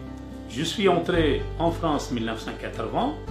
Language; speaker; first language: French; non-native, learner; Urdu